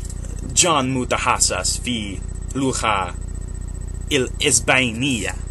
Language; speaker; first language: Arabic; non-native, learner; English